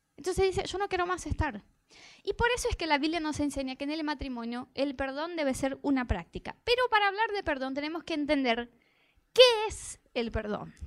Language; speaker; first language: Spanish; non-native, fluent; Portuguese